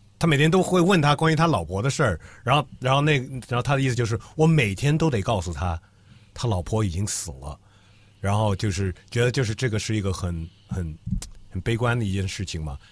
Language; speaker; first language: Chinese; non-native, fluent; English